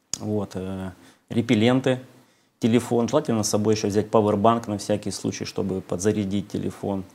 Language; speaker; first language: Russian; native; Russian